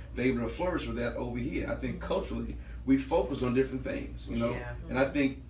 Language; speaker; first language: English; native; English